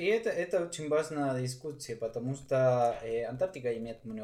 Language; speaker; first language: Russian; non-native, learner; Spanish